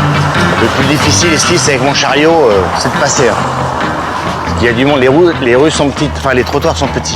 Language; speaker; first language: French; native; French